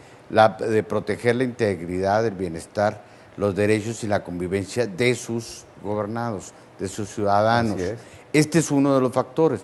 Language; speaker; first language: Spanish; native; Spanish